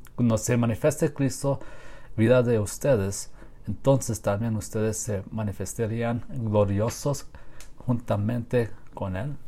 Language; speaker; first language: Spanish; non-native, learner; English